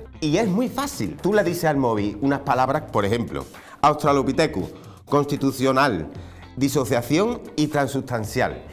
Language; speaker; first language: Spanish; native; Spanish